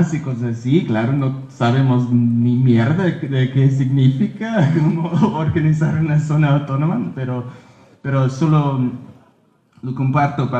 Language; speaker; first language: Spanish; early bilingual, heritage; Spanish